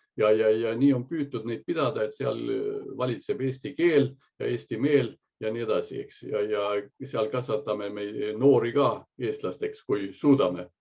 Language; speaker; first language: Estonian; early bilingual, heritage; Estonian